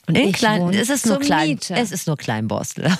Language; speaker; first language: German; native; German